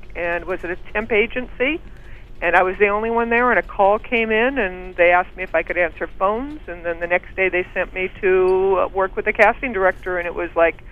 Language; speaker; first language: English; native; English